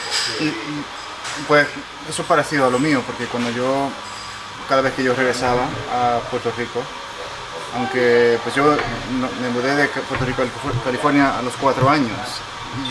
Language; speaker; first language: Spanish; native; Spanish